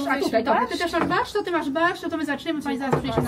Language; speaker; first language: Polish; native; Polish